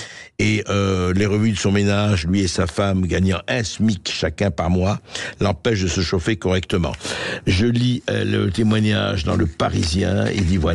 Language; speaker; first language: French; native; French